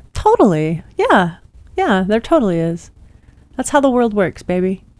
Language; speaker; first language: English; native; English